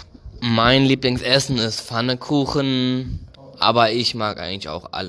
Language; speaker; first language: German; non-native, learner; English